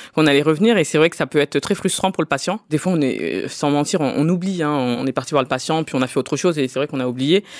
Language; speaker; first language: French; native; French